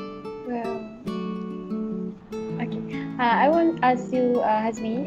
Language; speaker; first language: English; non-native, learner; Malay